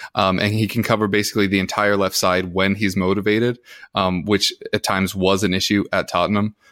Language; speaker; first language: English; native; English